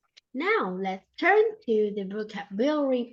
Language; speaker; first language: English; non-native, fluent; Vietnamese